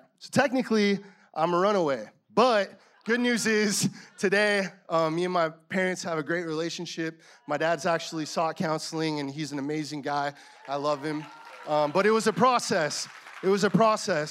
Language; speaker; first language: English; native; English